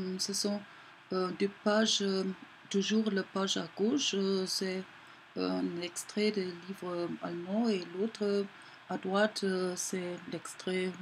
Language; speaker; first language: French; non-native, learner; German